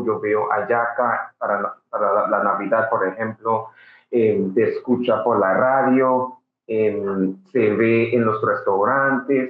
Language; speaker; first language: Spanish; non-native, fluent; English